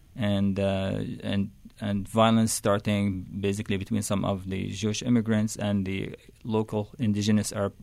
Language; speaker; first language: English; non-native, fluent; Arabic